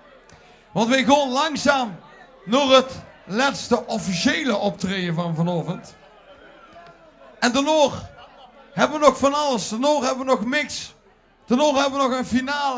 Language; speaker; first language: Dutch; native; Dutch